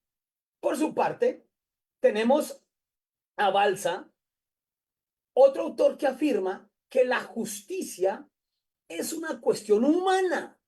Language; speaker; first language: Spanish; native; Spanish